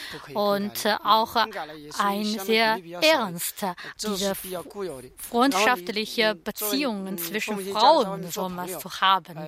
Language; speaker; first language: German; non-native, learner; Chinese